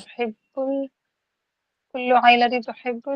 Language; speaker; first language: Arabic; non-native, learner; Urdu